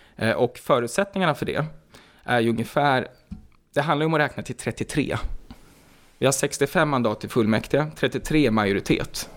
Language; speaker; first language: Swedish; native; Swedish